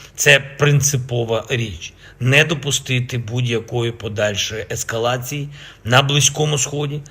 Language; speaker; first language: Ukrainian; non-native, local second language; Russian